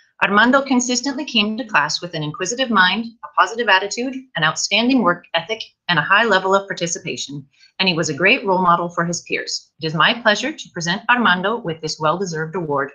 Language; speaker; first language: English; native; English